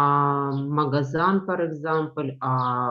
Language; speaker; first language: French; non-native, learner; Ukrainian